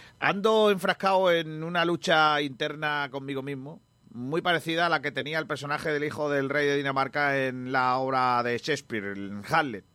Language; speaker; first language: Spanish; native; Spanish